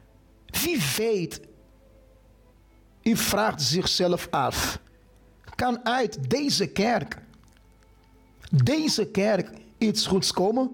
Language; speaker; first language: Dutch; non-native, fluent; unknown